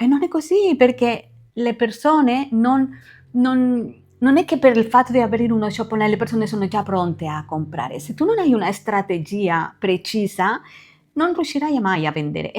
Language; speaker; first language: Italian; non-native, fluent; Spanish